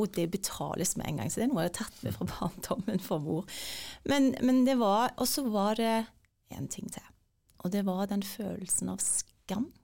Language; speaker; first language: Norwegian; early bilingual, other home language; Turkish